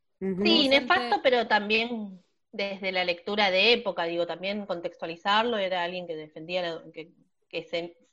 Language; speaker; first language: Spanish; native; Spanish